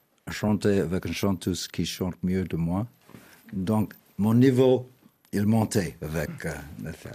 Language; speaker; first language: French; non-native, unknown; English